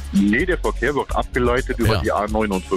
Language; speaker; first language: German; native; German